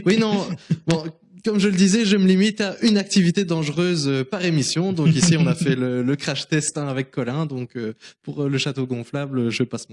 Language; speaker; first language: French; native; French